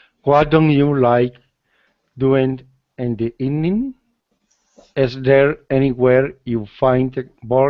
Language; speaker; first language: English; non-native, learner; Spanish